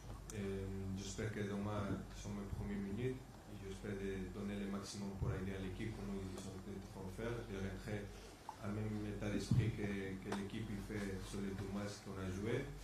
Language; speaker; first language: French; non-native, fluent; Spanish